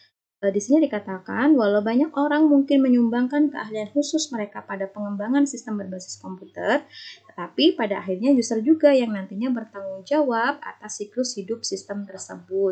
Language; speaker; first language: Indonesian; native; Indonesian